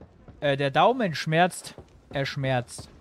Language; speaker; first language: German; native; German